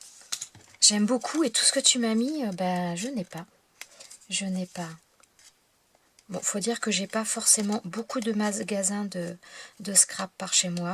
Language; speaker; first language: French; native; French